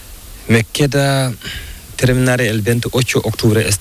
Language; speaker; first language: Spanish; non-native, learner; Fula